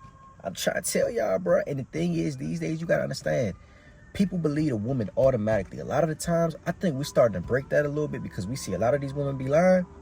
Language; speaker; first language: English; native; English